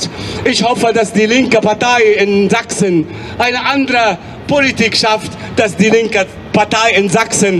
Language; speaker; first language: German; non-native, fluent; Arabic